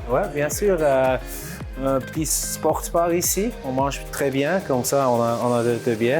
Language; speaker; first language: French; non-native, local second language; German